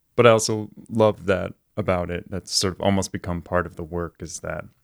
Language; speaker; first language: English; native; English